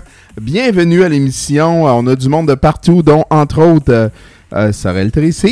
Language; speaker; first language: French; native; French